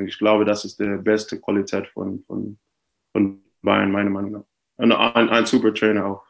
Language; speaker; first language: German; non-native, fluent; English